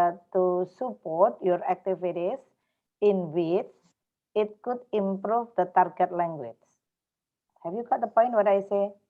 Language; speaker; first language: English; non-native, fluent; Indonesian